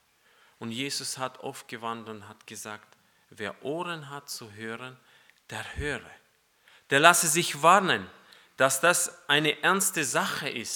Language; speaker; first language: German; non-native, fluent; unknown